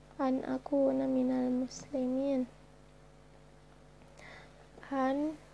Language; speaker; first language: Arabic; non-native, learner; Indonesian